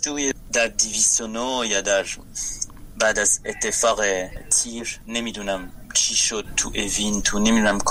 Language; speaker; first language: Persian; non-native, learner; French